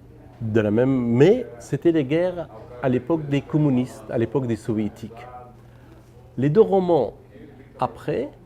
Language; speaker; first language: French; non-native, fluent; Persian